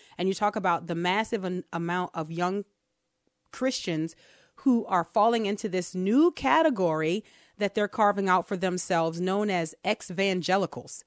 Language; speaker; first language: English; native; English